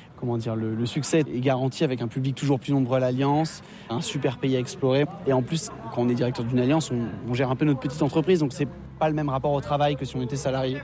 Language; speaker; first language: French; native; French